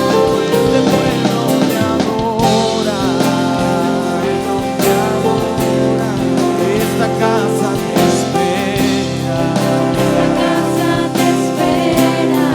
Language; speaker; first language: Spanish; native; Spanish